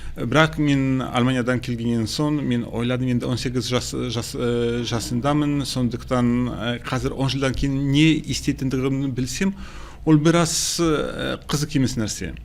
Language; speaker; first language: Kazakh; non-native, fluent; Polish